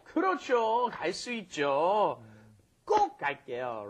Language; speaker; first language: Korean; non-native, fluent; English